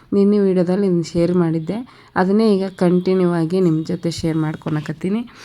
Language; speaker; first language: Kannada; native; Kannada